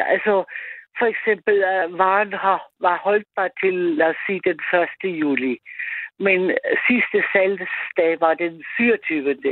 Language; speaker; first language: Danish; non-native, fluent; German